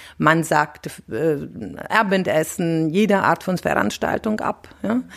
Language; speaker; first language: German; non-native, fluent; Italian